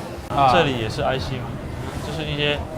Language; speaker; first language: Chinese; native; Chinese